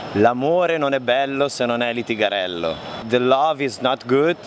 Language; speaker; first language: English; non-native, learner; Italian